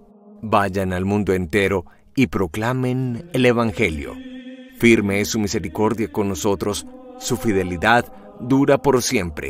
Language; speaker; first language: Spanish; native; Spanish